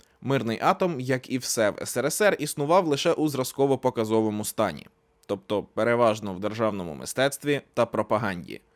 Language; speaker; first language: Ukrainian; native; Ukrainian